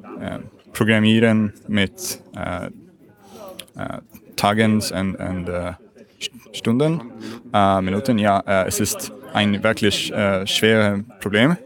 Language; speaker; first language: German; non-native, learner; Swedish